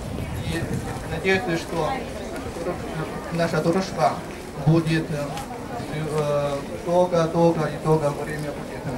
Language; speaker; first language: Russian; non-native, fluent; Chinese